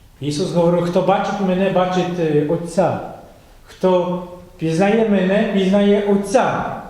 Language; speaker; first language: Ukrainian; non-native, fluent; Polish